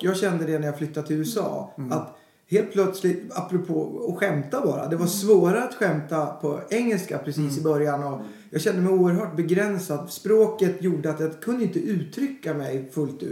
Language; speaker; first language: Swedish; native; Swedish